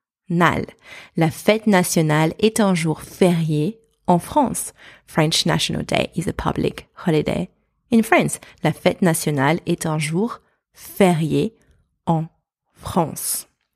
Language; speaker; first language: French; native; French